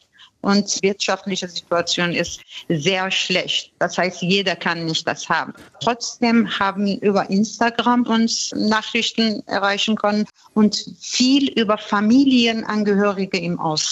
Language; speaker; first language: German; non-native, fluent; Persian